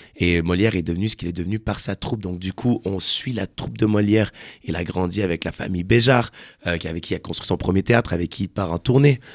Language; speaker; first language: French; native; French